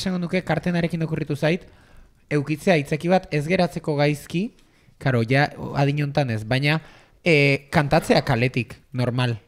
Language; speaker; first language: Basque; native; Basque